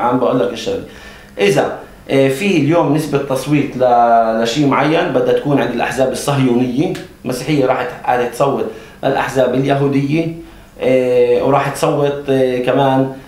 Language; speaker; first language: Arabic; native; Arabic